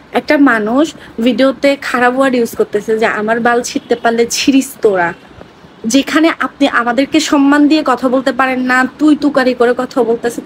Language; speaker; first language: Bangla; non-native, local second language; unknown